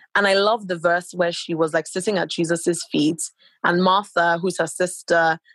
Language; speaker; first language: English; non-native, local second language; Yoruba